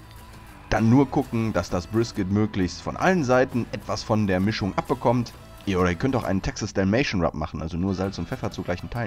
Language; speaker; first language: German; native; German